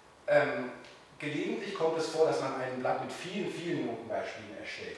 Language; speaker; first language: German; native; German